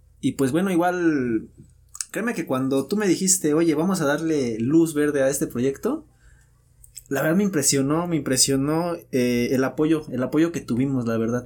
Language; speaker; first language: Spanish; native; Spanish